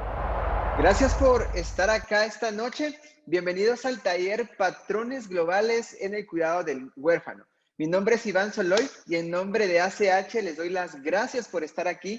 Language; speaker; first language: Spanish; native; Spanish